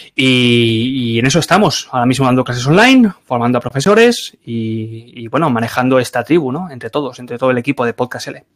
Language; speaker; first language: Spanish; native; Spanish